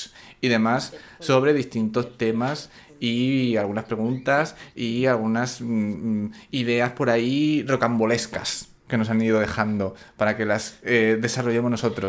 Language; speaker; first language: Spanish; native; Spanish